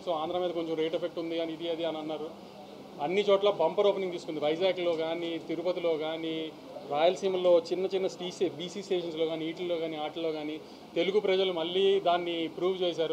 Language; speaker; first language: Telugu; native; Telugu